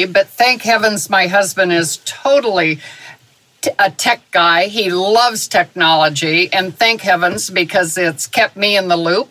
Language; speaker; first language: English; native; English